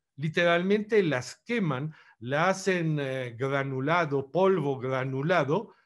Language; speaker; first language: Spanish; non-native, fluent; Italian